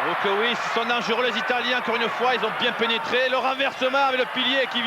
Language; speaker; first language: French; native; French